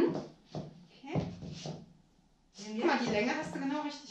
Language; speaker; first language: German; native; German